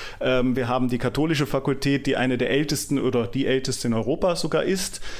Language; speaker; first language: German; native; German